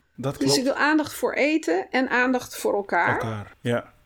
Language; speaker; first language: Dutch; native; Dutch